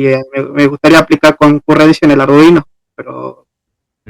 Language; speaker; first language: Spanish; native; Spanish